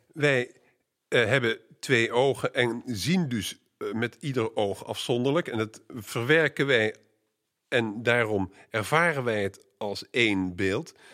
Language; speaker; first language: Dutch; native; Dutch